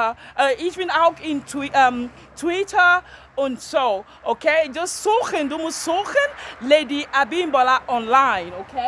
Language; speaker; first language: German; non-native, learner; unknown